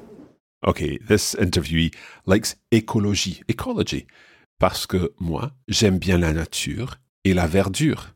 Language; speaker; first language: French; non-native, fluent; English